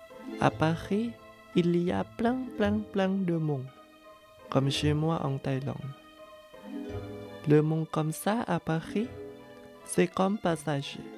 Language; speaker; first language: French; non-native, learner; Thai